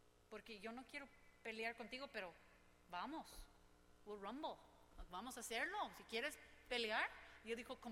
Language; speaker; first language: Spanish; non-native, fluent; English